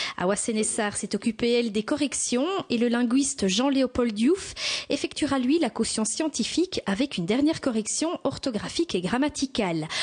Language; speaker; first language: French; native; French